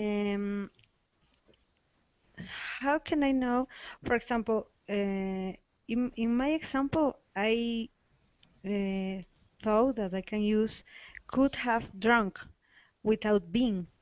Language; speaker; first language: English; non-native, learner; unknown